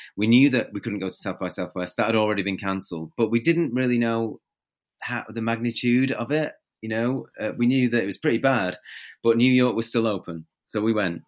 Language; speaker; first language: English; native; English